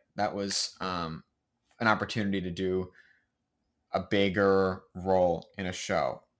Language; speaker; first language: English; native; English